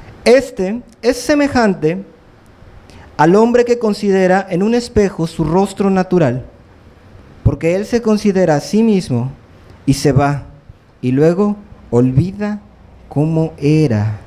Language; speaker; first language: Spanish; native; Spanish